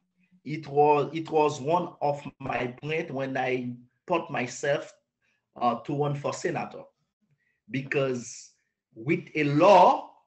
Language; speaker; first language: English; non-native, learner; Haitian Creole